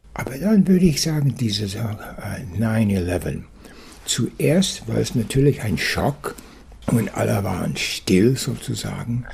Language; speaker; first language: German; non-native, fluent; English